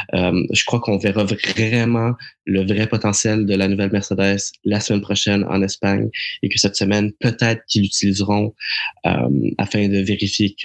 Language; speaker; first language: French; native; French